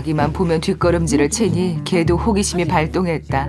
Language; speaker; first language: Korean; native; Korean